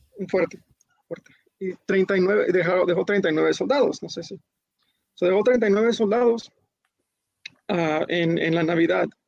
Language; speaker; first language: Spanish; early bilingual, heritage; Spanish